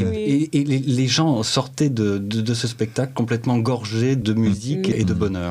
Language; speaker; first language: French; native; French